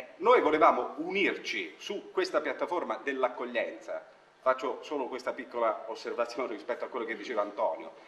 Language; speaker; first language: Italian; non-native, fluent; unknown